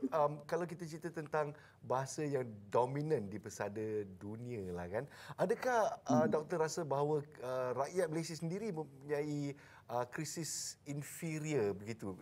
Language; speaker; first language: Malay; native; Malay